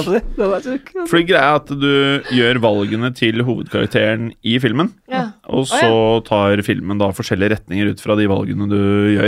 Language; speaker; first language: Norwegian; native; Norwegian